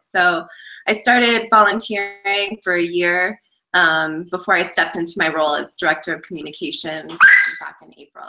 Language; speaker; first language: English; native; English